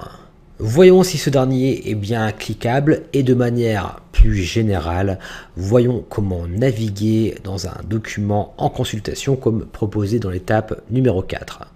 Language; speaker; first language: French; native; French